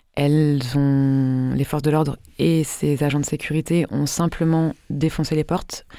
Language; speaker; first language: French; native; French